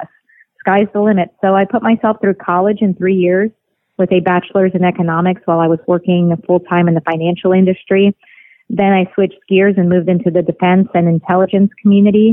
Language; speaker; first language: English; early bilingual, other home language; Russian